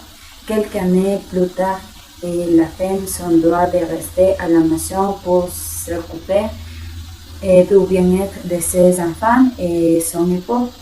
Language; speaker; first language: French; non-native, learner; Spanish